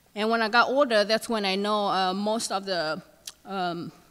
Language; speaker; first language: English; non-native, fluent; Thai